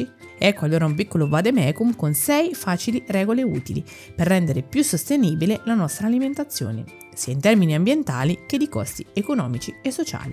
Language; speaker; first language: Italian; native; Italian